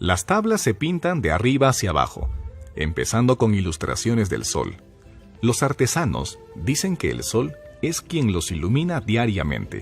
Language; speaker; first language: Spanish; native; Spanish